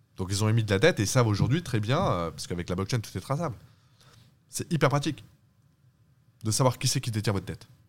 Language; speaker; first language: French; early bilingual, other home language; Turkish